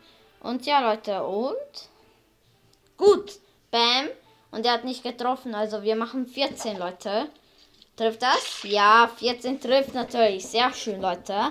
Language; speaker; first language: German; early bilingual, other home language; Hungarian